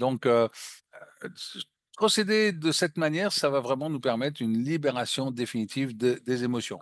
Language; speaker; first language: French; native; French